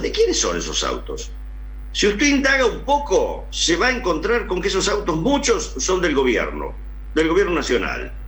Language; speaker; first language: Spanish; native; Spanish